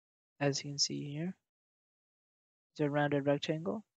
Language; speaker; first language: English; native; English